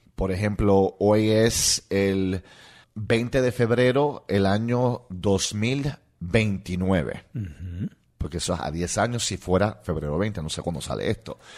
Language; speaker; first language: Spanish; non-native, local second language; English